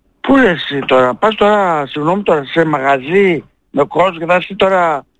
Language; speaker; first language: Greek; native; Greek